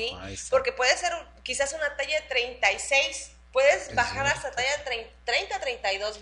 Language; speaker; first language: Spanish; native; Spanish